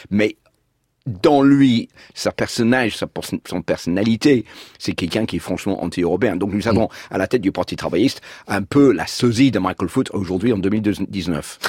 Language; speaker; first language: French; non-native, fluent; English